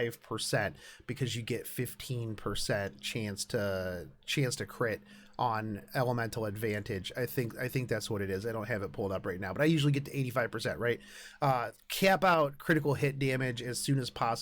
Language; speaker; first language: English; native; English